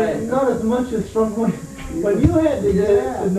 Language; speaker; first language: English; native; English